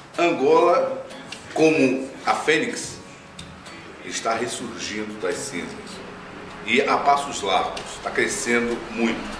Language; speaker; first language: Portuguese; native; Portuguese